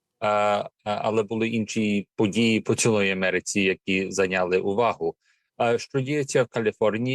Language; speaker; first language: Ukrainian; early bilingual, heritage; Ukrainian